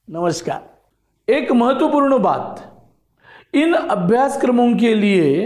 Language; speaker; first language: Hindi; non-native, local second language; Marathi